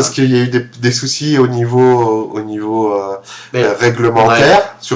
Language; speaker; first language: French; native; French